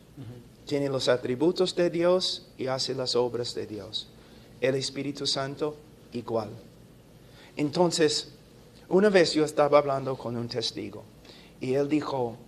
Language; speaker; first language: Spanish; non-native, fluent; English